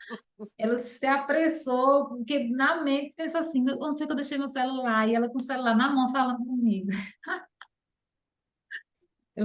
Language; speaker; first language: Portuguese; native; Portuguese